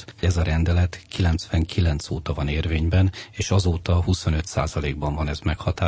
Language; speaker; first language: Hungarian; native; Hungarian